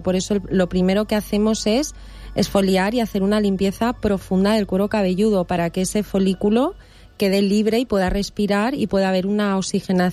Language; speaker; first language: Spanish; native; Spanish